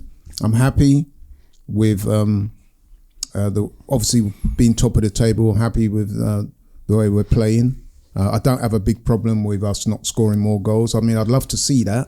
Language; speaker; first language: English; native; English